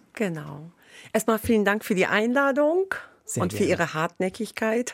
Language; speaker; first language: German; non-native, fluent; Persian